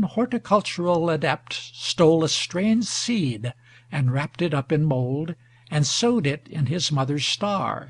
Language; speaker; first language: English; native; English